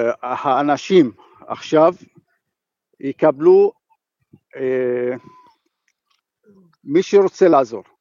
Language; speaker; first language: Hebrew; non-native, fluent; Arabic